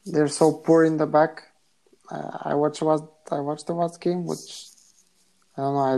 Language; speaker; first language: English; non-native, fluent; Bulgarian